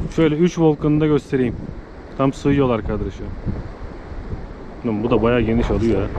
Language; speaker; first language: Turkish; native; Turkish